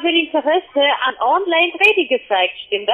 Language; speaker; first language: German; non-native, fluent; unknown